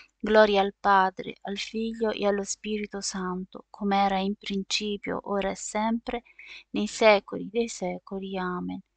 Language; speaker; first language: Italian; native; Italian